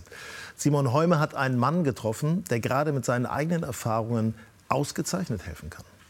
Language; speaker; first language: German; native; German